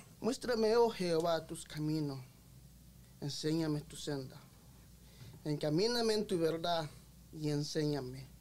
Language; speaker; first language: Spanish; early bilingual, heritage; Spanish